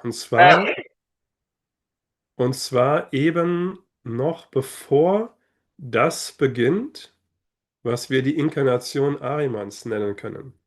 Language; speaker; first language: German; native; German